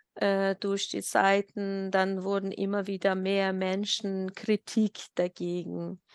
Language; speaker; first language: German; non-native, fluent; Persian